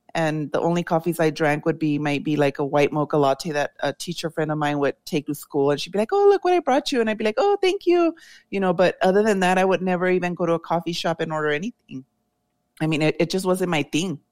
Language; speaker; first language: English; native; English